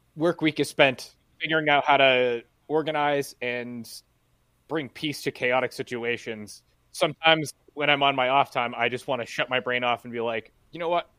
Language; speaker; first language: English; native; English